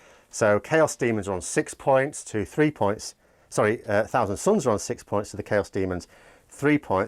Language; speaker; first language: English; native; English